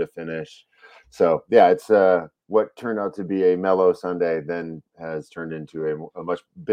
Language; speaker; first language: English; native; English